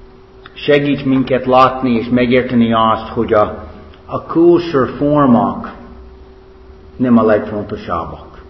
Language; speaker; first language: Hungarian; non-native, fluent; English